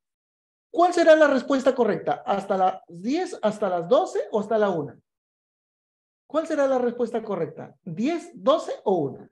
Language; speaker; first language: Spanish; native; Spanish